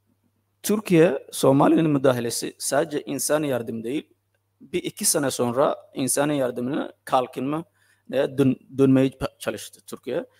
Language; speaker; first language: Turkish; non-native, fluent; Somali